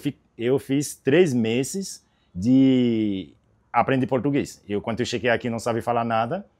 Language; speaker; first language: Portuguese; non-native, learner; Haitian Creole